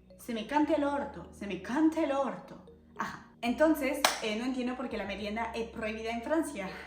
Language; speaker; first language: Spanish; non-native, fluent; French